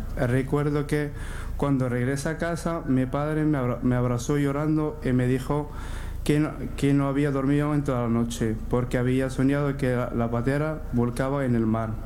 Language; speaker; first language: Spanish; non-native, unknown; Arabic